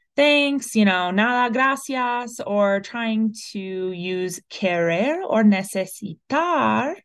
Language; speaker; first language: English; early bilingual, other home language; Spanish